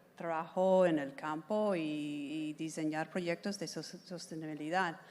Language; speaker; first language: Spanish; non-native, fluent; English